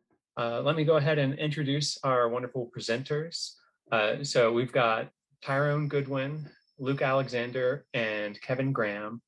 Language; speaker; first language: English; native; English